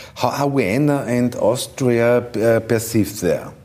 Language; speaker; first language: English; non-native, learner; German